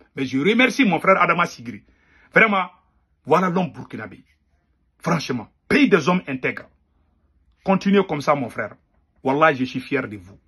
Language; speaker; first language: French; non-native, local second language; Bambara